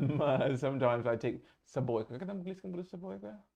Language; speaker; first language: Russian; non-native, fluent; English